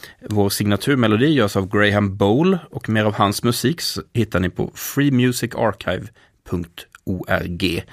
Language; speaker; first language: Swedish; native; Swedish